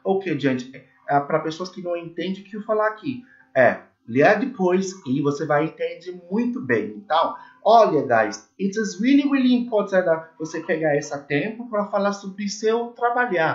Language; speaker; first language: Portuguese; non-native, learner; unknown